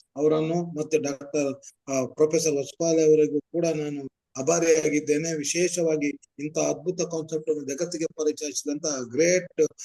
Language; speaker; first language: Kannada; native; Kannada